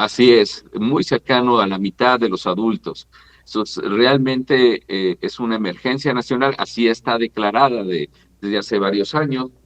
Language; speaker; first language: Spanish; native; Spanish